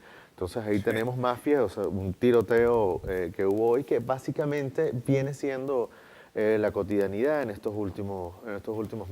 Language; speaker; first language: Spanish; native; Spanish